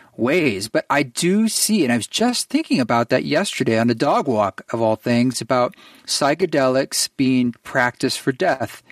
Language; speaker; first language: English; native; English